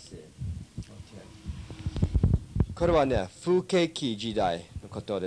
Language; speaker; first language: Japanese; early bilingual, heritage; English